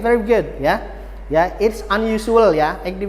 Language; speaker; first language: English; non-native, fluent; Indonesian